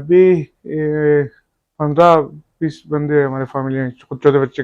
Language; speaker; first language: Hindi; non-native, learner; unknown